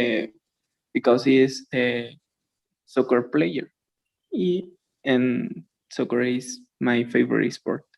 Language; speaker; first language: English; non-native, learner; Spanish